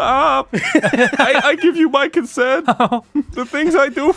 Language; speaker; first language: English; native; English